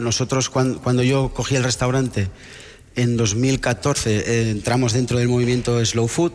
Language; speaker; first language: Spanish; non-native, local second language; Catalan